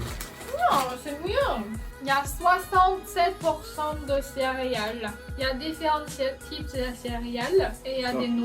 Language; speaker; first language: French; non-native, learner; Chinese